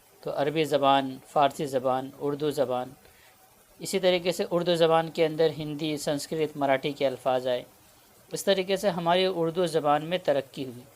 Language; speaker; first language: Urdu; native; Urdu